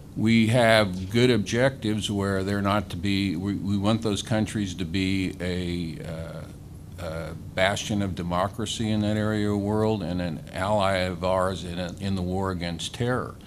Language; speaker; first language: English; native; English